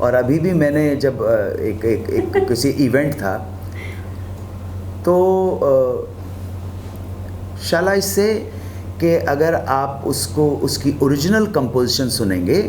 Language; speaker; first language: Hindi; native; Hindi